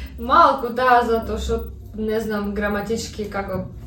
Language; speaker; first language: Macedonian; non-native, learner; Russian